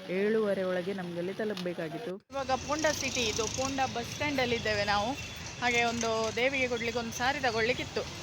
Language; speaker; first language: Kannada; native; Kannada